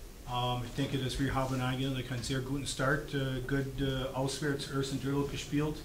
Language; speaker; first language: German; non-native, fluent; English